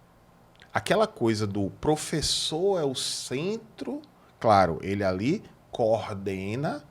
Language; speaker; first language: Portuguese; native; Portuguese